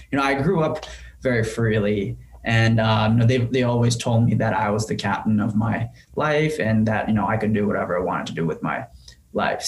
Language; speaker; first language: English; non-native, fluent; Japanese